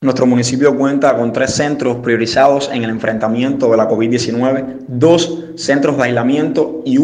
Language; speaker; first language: Spanish; native; Spanish